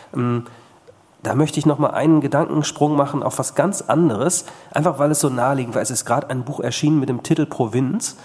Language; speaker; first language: German; native; German